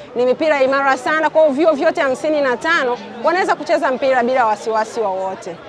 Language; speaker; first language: Swahili; native; Swahili